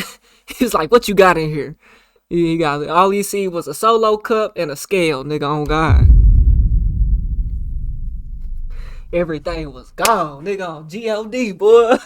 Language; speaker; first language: English; native; English